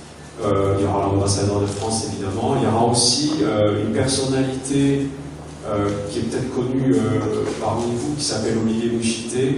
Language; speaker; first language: French; native; French